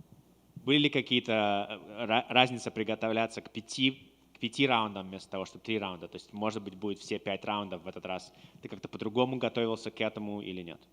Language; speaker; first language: Russian; native; Russian